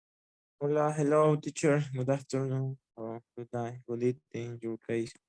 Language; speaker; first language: English; non-native, learner; Spanish